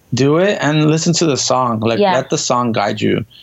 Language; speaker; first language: English; native; English